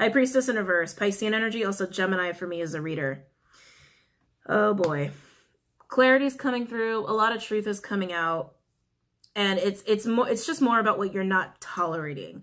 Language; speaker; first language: English; native; English